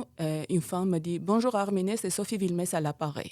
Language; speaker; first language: French; non-native, fluent; Armenian